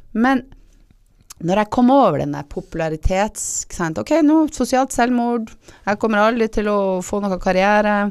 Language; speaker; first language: Norwegian; native; Norwegian